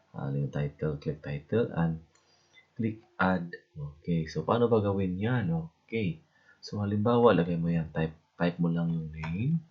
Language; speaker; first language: Filipino; non-native, local second language; Cebuano